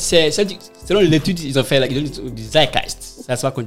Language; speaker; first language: French; non-native, local second language; Fula